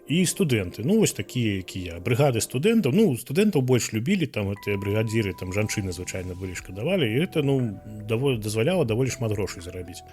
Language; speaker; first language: Belarusian; non-native, local second language; Russian